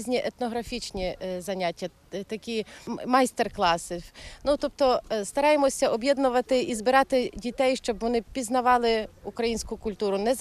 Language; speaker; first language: Ukrainian; native; Ukrainian